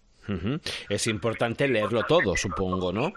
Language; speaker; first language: Spanish; native; Spanish